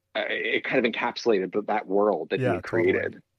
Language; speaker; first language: English; native; English